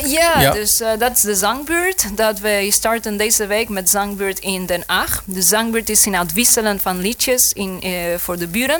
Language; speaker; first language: Dutch; non-native, learner; Spanish